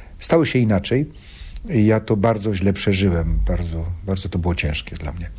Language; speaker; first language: Polish; native; Polish